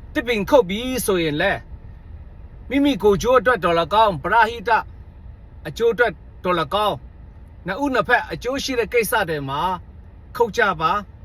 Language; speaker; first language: Burmese; non-native, local second language; Shan